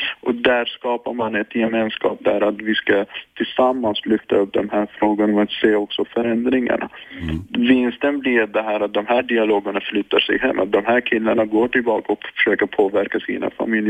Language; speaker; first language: Swedish; non-native, fluent; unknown